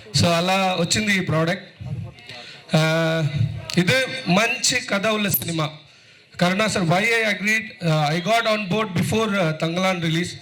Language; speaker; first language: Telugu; non-native, learner; Tamil